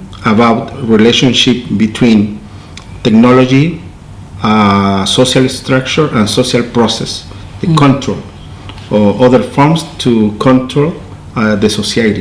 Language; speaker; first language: English; non-native, learner; Spanish